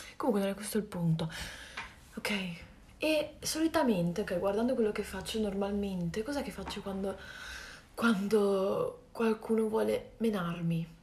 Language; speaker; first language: Italian; native; Italian